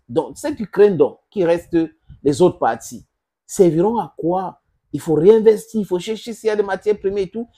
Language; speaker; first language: French; non-native, local second language; English